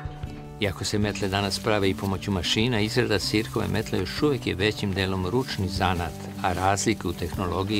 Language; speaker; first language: Serbian; native; Serbian